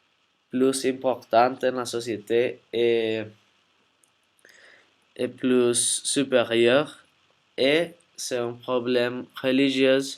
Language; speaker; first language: French; non-native, learner; Spanish